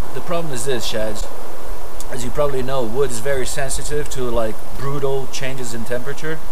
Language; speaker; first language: English; non-native, fluent; Portuguese